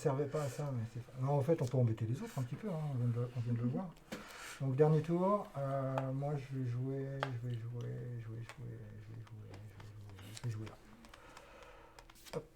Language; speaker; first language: French; native; French